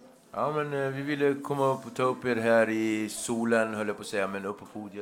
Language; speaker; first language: Swedish; native; Swedish